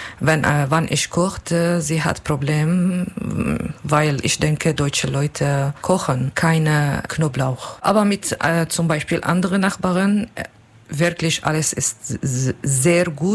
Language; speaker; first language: German; non-native, learner; Arabic